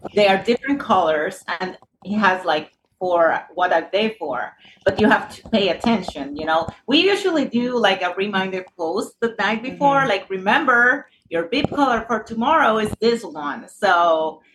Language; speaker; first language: English; non-native, fluent; Spanish